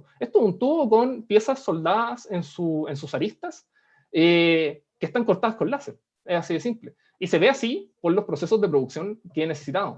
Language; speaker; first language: Spanish; native; Spanish